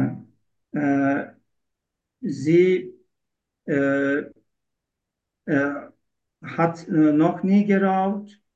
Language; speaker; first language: German; non-native, learner; Turkish